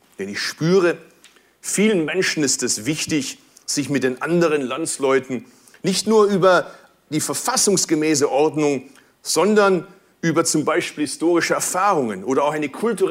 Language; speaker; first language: German; early bilingual, other home language; Turkish